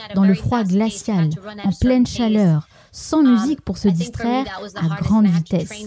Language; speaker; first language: French; non-native, fluent; Greek